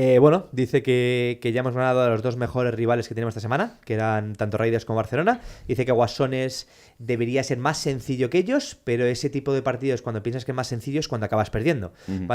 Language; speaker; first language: Spanish; native; Spanish